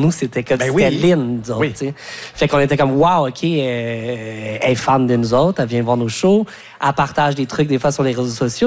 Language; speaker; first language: French; native; French